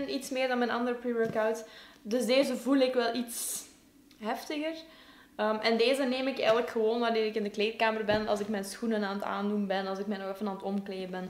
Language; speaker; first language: Dutch; native; Dutch